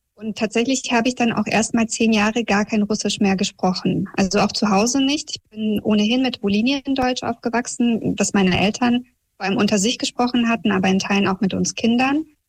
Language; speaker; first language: German; early bilingual, heritage; German